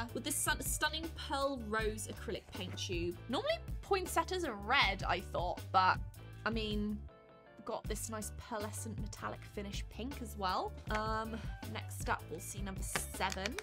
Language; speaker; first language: English; native; English